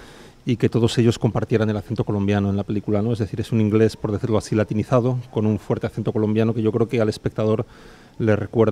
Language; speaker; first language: Spanish; native; Spanish